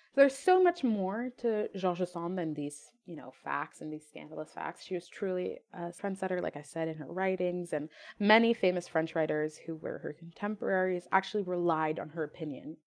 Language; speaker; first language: English; non-native, fluent; French